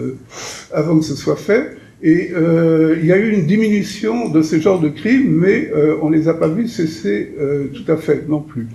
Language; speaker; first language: French; native; French